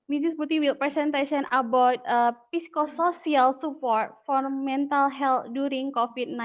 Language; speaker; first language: English; non-native, learner; Indonesian